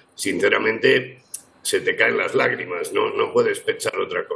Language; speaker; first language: Spanish; native; Spanish